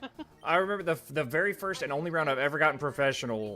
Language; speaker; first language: English; native; English